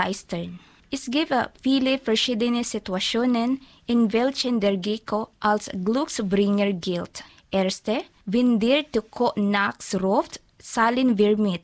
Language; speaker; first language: German; non-native, learner; Filipino